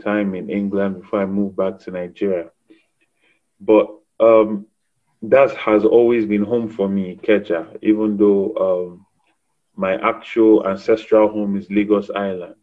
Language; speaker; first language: English; non-native, local second language; Yoruba